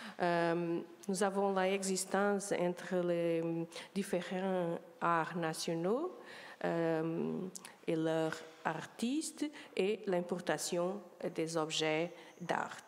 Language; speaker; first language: French; non-native, learner; Portuguese